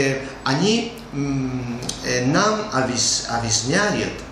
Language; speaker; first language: Russian; non-native, learner; Spanish